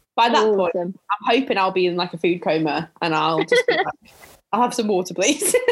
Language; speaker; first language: English; native; English